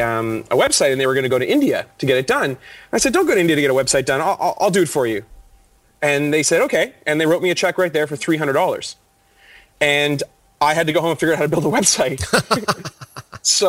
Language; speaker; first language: English; native; English